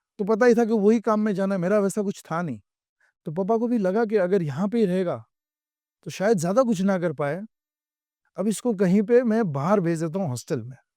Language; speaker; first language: Hindi; non-native, local second language; Gujarati